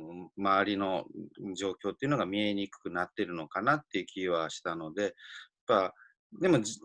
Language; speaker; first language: Japanese; native; Japanese